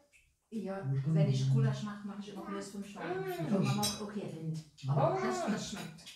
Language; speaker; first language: German; native; German